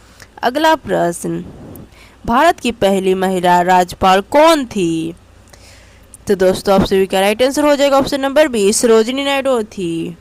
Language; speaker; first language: Hindi; native; Hindi